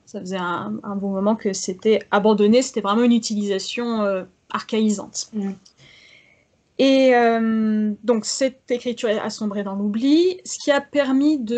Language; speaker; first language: French; native; French